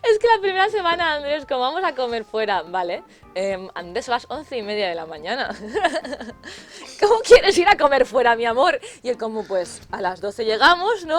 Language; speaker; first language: Spanish; native; Spanish